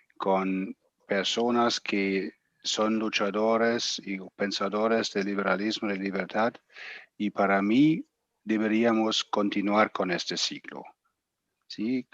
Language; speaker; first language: Spanish; non-native, fluent; German